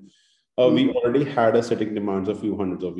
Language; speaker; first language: English; non-native, local second language; Hindi